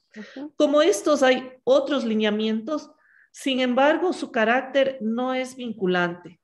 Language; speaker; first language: Spanish; native; Spanish